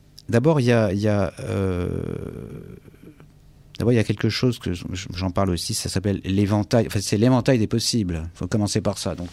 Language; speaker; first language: French; native; French